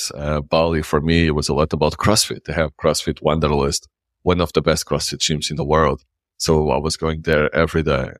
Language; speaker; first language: English; non-native, fluent; Portuguese